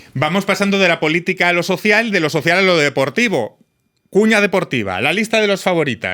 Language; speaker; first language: Spanish; native; Spanish